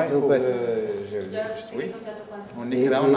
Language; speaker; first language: French; non-native, local second language; Arabic